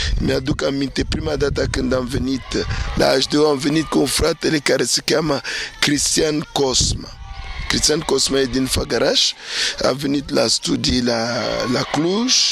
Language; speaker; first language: Romanian; non-native, fluent; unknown